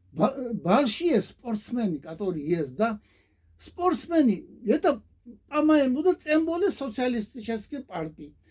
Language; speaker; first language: Russian; non-native, fluent; Georgian